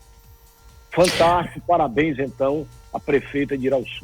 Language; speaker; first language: Portuguese; native; Portuguese